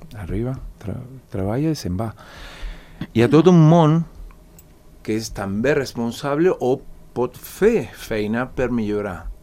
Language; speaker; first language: Catalan; non-native, fluent; Spanish